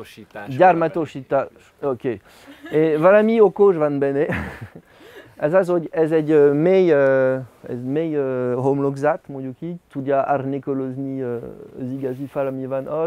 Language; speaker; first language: Hungarian; non-native, learner; French